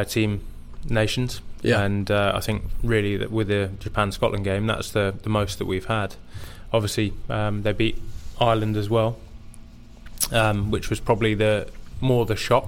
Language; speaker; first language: English; native; English